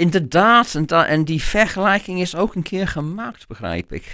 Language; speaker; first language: Dutch; non-native, fluent; English